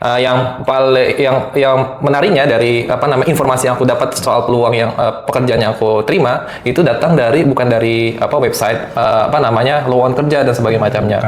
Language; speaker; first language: Indonesian; native; Indonesian